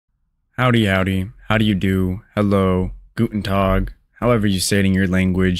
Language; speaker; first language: English; native; English